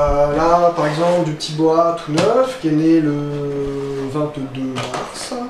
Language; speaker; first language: French; native; French